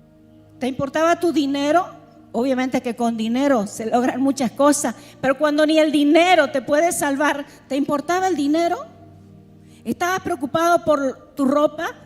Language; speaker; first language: Spanish; native; Spanish